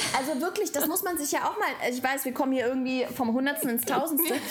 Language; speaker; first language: German; non-native, fluent; Russian